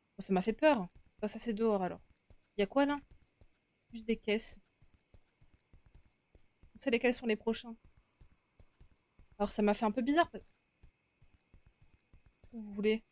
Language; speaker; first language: French; native; French